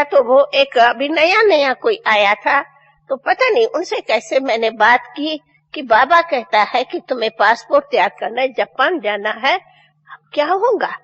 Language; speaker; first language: Hindi; non-native, local second language; Sindhi